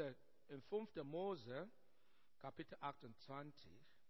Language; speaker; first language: German; non-native, learner; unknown